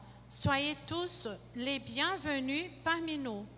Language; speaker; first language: French; non-native, fluent; Portuguese